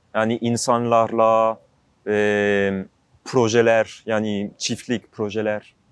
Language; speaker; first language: Turkish; non-native, fluent; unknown